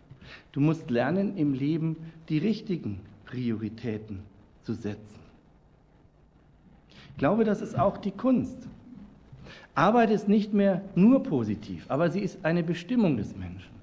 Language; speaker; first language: German; native; German